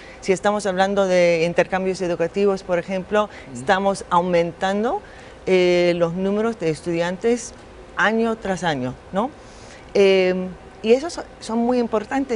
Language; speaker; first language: Spanish; non-native, fluent; English